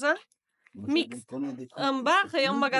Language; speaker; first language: French; non-native, fluent; Romanian